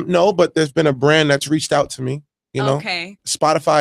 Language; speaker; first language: English; native; English